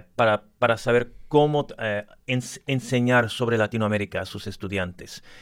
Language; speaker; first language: Spanish; early bilingual, other home language; English